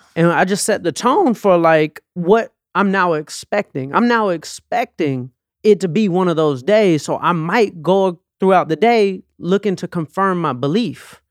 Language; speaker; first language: English; native; English